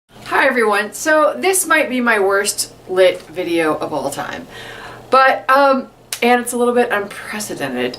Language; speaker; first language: English; native; English